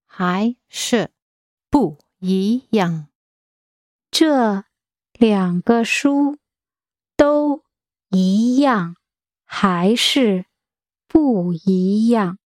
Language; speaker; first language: Chinese; non-native, learner; English